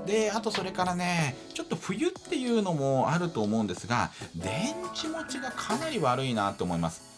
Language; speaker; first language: Japanese; native; Japanese